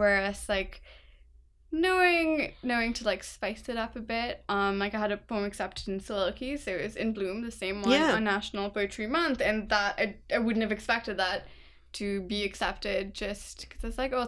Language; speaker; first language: English; non-native, local second language; Urdu